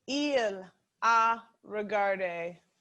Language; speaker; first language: French; non-native, fluent; English